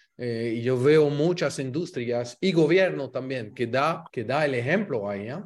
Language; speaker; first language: Spanish; non-native, fluent; French